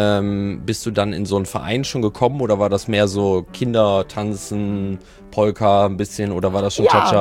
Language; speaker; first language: German; native; German